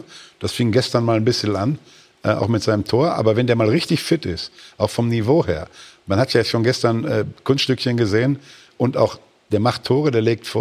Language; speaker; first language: German; native; German